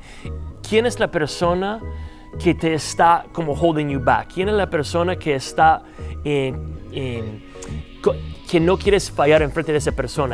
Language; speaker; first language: Spanish; non-native, fluent; English